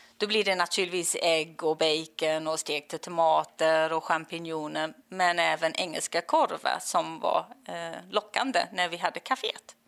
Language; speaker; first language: Swedish; non-native, fluent; English